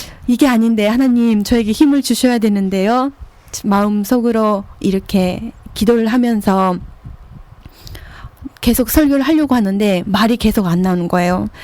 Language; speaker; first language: Korean; early bilingual, heritage; Korean